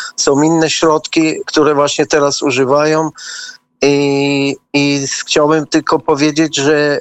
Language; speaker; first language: Polish; early bilingual, heritage; Polish